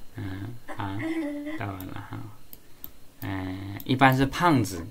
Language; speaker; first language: Chinese; native; Chinese